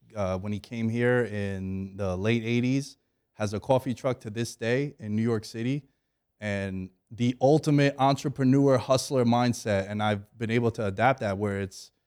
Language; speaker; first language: English; early bilingual, other home language; Greek